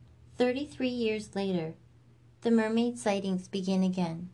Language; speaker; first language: English; native; English